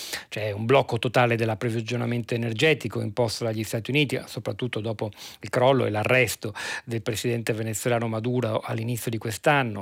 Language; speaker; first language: Italian; native; Italian